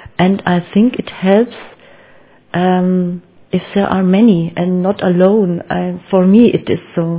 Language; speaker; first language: English; non-native, learner; German